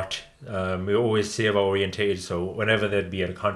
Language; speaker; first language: English; native; English